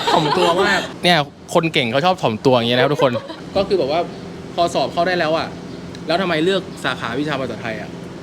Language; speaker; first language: Thai; native; Thai